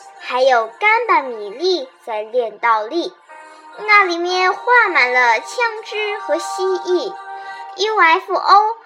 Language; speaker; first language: Chinese; native; Chinese